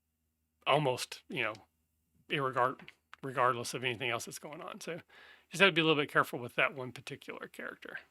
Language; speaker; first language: English; native; English